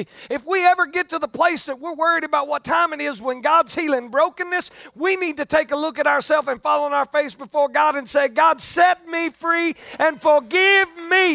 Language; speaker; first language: English; native; English